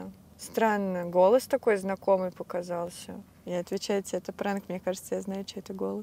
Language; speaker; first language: Russian; native; Russian